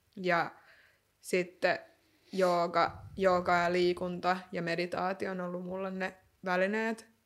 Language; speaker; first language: Finnish; native; Finnish